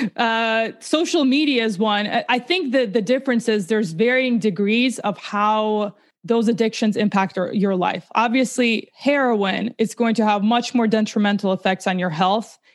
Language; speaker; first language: English; early bilingual, other home language; Russian